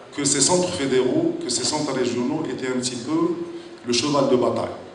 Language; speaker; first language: French; non-native, local second language; Arabic